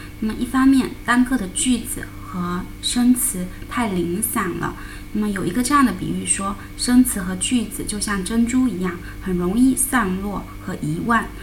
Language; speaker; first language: Chinese; native; Chinese